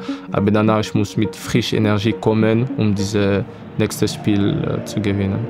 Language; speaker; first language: German; non-native, fluent; French